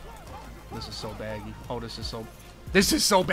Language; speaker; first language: English; native; English